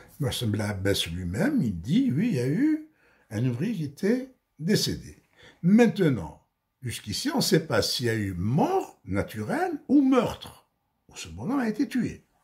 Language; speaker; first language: French; non-native, local second language; Arabic